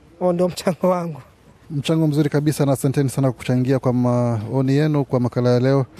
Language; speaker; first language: Swahili; native; Swahili